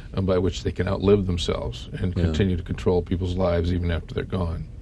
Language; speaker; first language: English; native; English